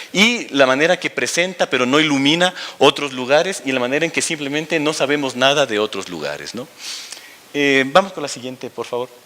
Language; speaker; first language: Spanish; native; Spanish